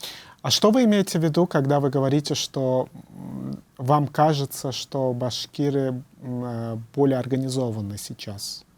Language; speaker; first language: Russian; native; Russian